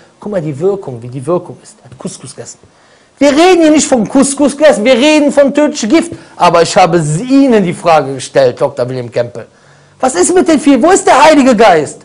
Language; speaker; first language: German; native; German